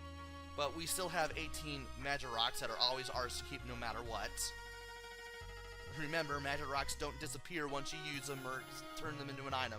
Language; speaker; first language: English; native; English